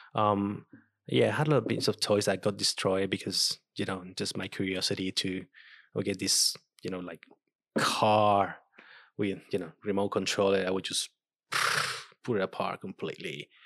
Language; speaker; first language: English; non-native, fluent; Spanish